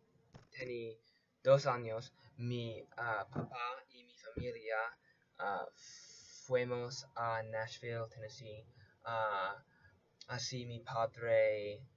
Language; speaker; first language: Spanish; non-native, learner; English